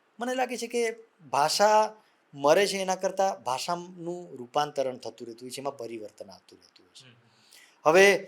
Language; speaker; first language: Gujarati; non-native, local second language; Vasavi